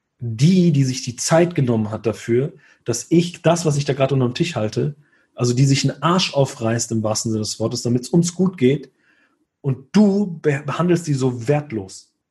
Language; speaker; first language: German; early bilingual, other home language; Italian